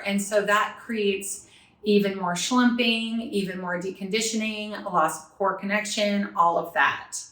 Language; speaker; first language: English; native; English